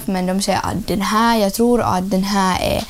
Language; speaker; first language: Swedish; non-native, learner; Ukrainian